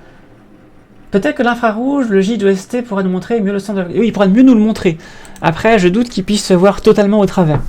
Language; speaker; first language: French; native; French